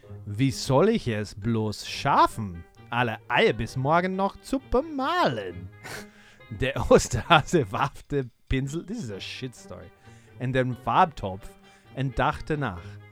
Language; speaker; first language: German; non-native, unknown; English